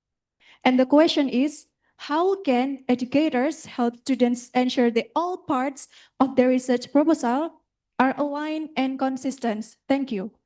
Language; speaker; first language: English; non-native, learner; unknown